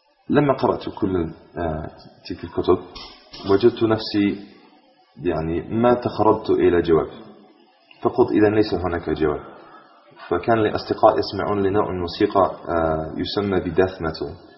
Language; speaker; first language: Arabic; non-native, fluent; English